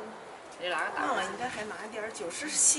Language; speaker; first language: Chinese; native; Chinese